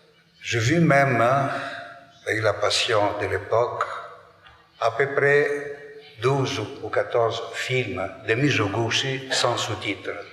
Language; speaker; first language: French; non-native, fluent; Greek